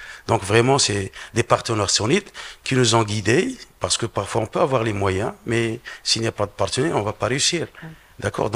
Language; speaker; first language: French; non-native, local second language; Arabic